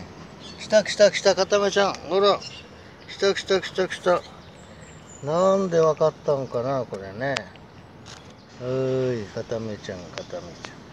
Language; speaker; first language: Japanese; native; Japanese